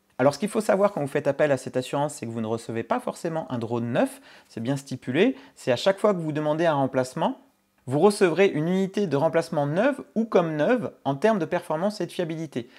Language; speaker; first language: French; native; French